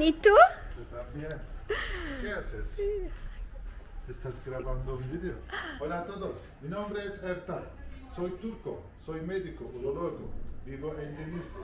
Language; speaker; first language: Spanish; non-native, fluent; Turkish